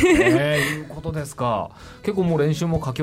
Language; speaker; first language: Japanese; native; Japanese